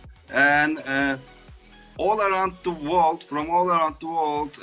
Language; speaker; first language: English; non-native, fluent; Turkish